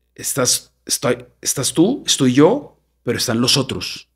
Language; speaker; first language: Spanish; native; Spanish